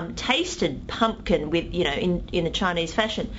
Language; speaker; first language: English; native; English